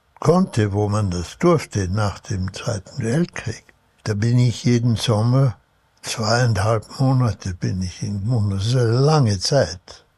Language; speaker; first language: German; early bilingual, heritage; German